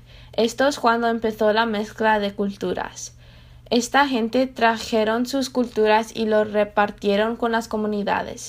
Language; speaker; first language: Spanish; non-native, learner; English